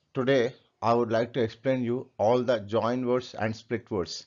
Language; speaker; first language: English; non-native, local second language; Telugu